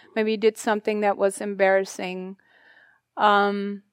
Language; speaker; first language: English; non-native, fluent; German